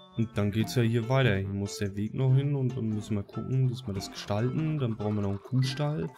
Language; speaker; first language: German; native; German